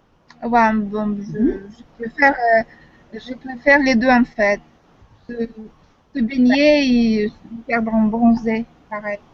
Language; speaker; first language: French; non-native, fluent; Russian